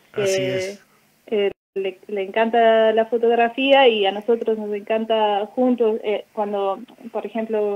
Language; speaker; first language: Spanish; non-native, fluent; German